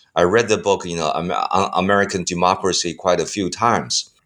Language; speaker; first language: English; non-native, fluent; Chinese